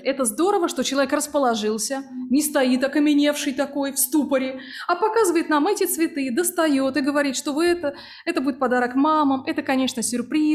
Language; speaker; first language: Russian; native; Russian